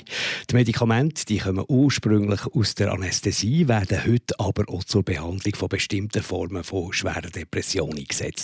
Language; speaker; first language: German; native; German